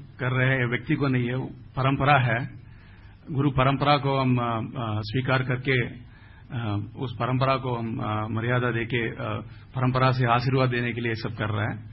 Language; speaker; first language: Hindi; non-native, local second language; Tamil